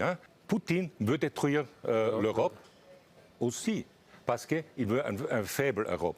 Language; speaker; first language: French; non-native, fluent; German